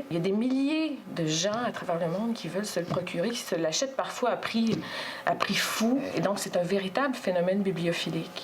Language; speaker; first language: French; native; French